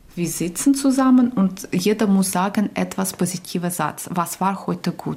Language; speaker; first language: German; non-native, learner; Ukrainian